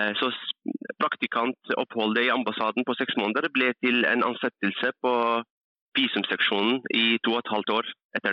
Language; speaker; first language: Norwegian; early bilingual, other home language; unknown